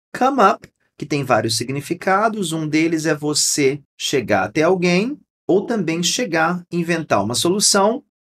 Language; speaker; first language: Portuguese; native; Portuguese